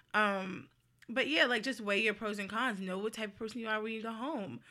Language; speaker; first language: English; native; English